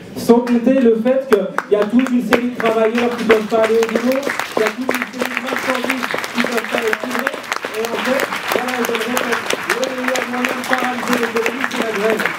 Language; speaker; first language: French; native; French